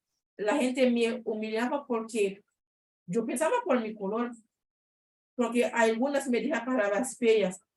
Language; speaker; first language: Spanish; non-native, learner; Haitian Creole